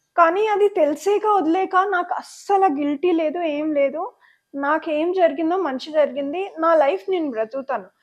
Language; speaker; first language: Telugu; non-native, local second language; Punjabi